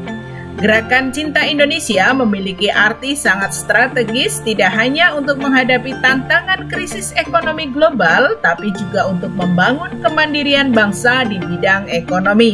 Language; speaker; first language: Indonesian; native; Indonesian